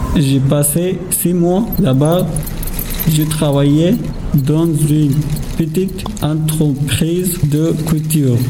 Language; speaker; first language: French; non-native, learner; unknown